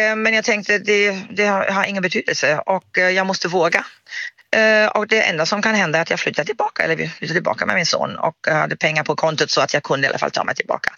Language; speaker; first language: Swedish; non-native, fluent; German